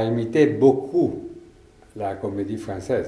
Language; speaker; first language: French; non-native, learner; Italian